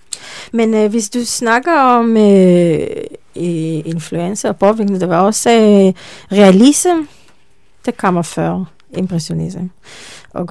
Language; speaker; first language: Danish; non-native, learner; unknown